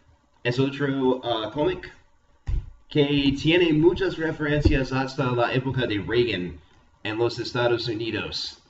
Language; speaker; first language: Spanish; non-native, fluent; English